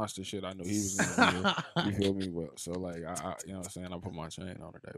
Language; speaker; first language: English; native; English